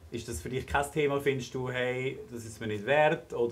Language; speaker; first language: German; native; German